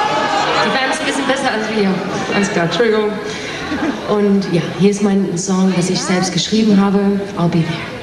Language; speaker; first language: German; non-native, fluent; English